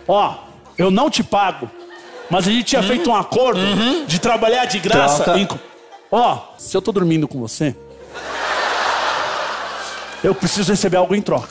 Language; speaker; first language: Portuguese; native; Portuguese